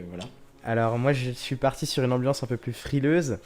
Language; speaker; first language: French; native; French